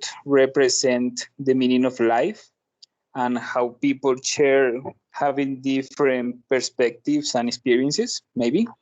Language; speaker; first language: English; non-native, learner; Spanish